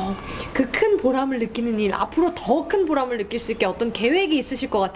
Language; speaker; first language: Korean; native; Korean